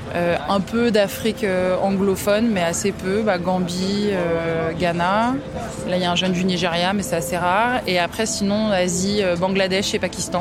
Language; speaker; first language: French; native; French